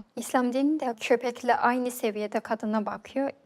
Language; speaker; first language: Turkish; non-native, fluent; Mongolian